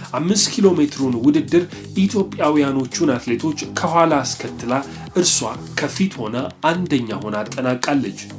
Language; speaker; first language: Amharic; native; Amharic